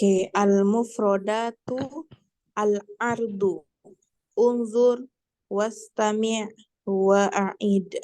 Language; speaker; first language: Arabic; non-native, fluent; Indonesian